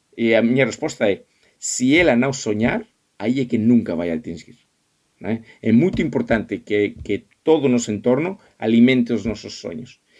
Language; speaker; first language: Portuguese; non-native, fluent; Spanish